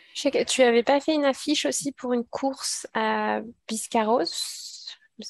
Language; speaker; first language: French; native; French